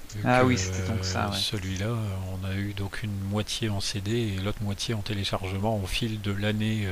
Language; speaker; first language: French; native; French